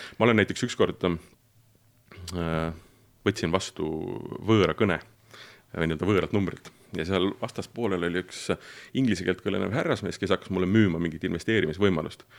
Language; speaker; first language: Estonian; native; Estonian